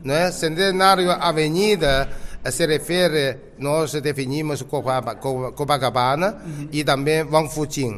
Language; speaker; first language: Portuguese; non-native, fluent; Chinese